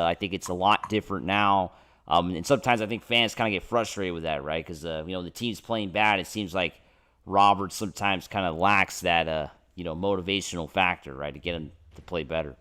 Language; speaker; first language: English; native; English